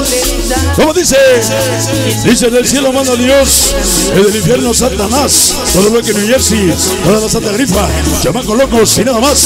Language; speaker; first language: Spanish; native; Spanish